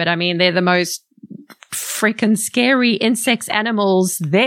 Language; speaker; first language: English; native; English